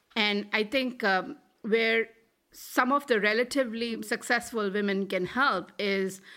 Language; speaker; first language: English; non-native, local second language; Hindi